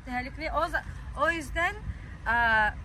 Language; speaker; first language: Turkish; non-native, learner; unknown